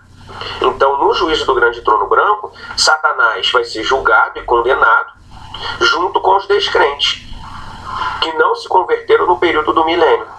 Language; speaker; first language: Portuguese; native; Portuguese